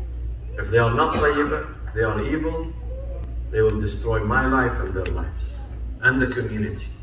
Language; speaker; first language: English; non-native, fluent; Arabic